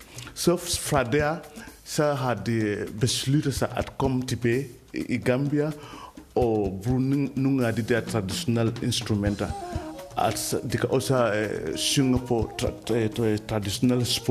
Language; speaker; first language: Danish; non-native, fluent; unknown